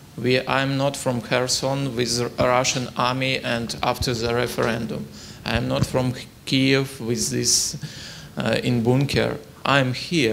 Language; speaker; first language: English; non-native, learner; Ukrainian